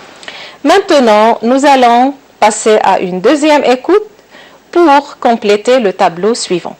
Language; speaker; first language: French; non-native, local second language; Arabic